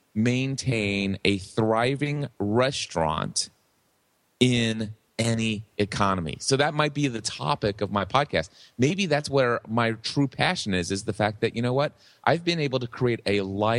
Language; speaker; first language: English; native; English